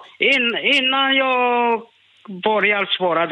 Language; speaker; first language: Swedish; non-native, learner; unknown